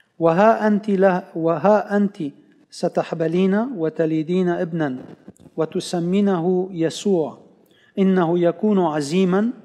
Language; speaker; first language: Arabic; non-native, local second language; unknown